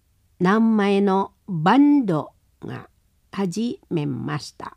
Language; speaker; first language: Japanese; non-native, learner; Indonesian